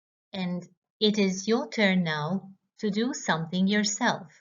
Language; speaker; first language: English; non-native, fluent; Croatian